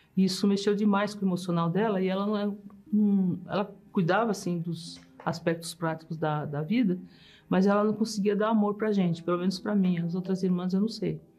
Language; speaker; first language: Portuguese; early bilingual, other home language; German